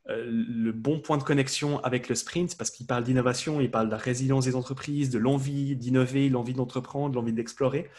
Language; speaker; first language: French; native; French